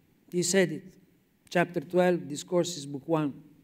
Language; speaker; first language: English; non-native, fluent; Italian